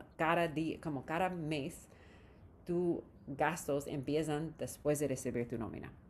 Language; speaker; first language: Spanish; non-native, fluent; English